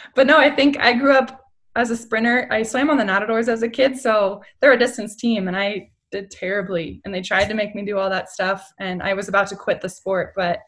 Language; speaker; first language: English; native; English